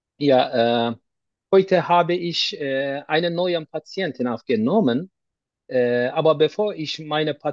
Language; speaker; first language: German; non-native, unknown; Turkish